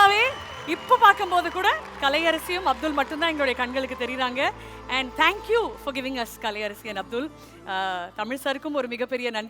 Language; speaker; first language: Tamil; native; Tamil